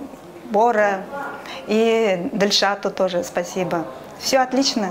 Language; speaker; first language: Russian; non-native, local second language; Kazakh